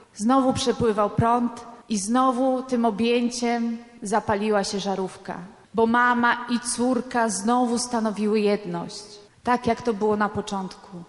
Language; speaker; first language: Polish; non-native, fluent; Italian